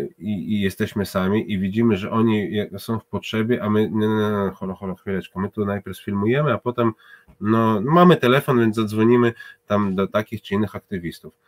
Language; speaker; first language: Polish; non-native, fluent; Hebrew